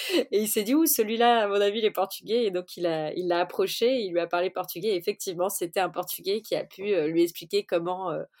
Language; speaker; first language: French; early bilingual, other home language; Portuguese